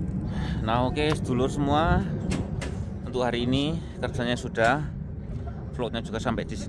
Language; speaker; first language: Indonesian; non-native, local second language; Javanese